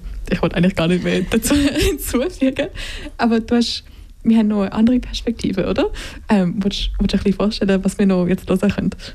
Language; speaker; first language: German; native; German